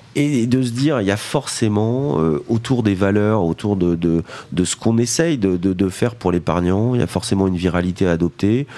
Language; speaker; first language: French; native; French